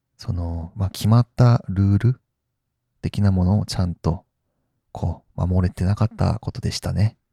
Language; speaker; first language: Japanese; non-native, fluent; Korean